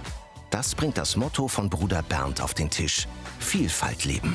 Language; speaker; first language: German; native; German